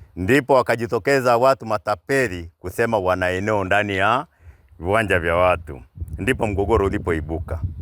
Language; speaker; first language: Swahili; native; Swahili